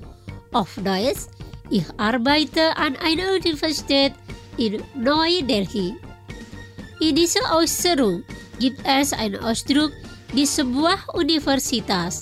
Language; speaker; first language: German; non-native, fluent; Indonesian